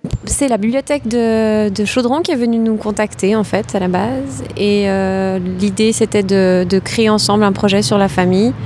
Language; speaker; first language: French; native; French